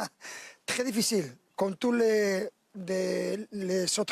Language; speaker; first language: French; non-native, fluent; Spanish